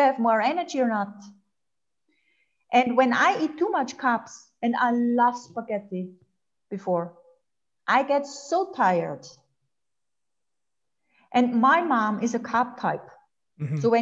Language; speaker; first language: English; non-native, fluent; German